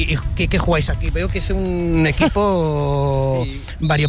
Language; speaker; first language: Spanish; native; Spanish